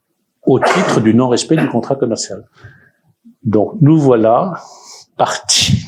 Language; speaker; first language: French; native; French